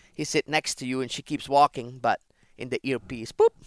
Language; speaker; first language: English; non-native, fluent; Dutch